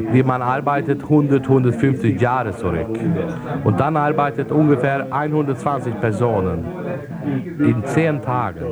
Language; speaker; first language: German; non-native, learner; Swedish